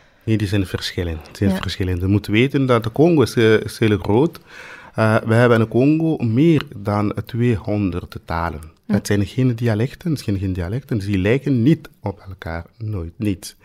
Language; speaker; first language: Dutch; non-native, fluent; Swahili